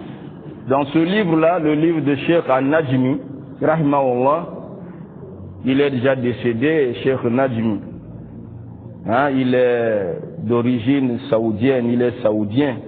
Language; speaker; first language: French; non-native, local second language; Lingala